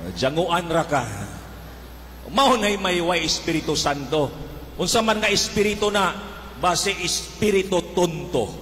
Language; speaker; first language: Cebuano; native; Cebuano